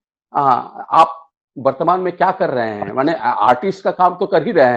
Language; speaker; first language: Hindi; native; Hindi